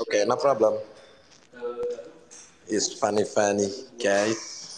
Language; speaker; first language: English; non-native, learner; Indonesian